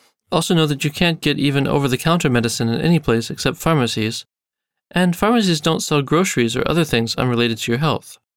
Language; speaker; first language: English; native; English